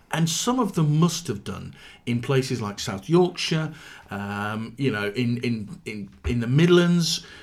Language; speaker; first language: English; native; English